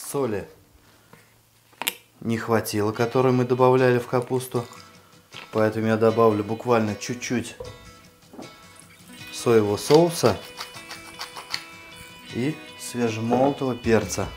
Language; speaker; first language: Russian; native; Russian